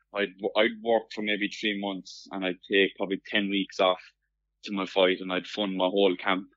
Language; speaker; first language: English; native; English